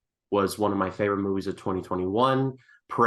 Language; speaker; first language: English; native; English